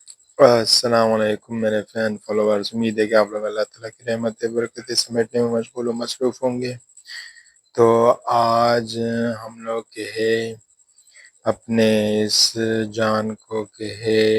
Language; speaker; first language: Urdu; non-native, local second language; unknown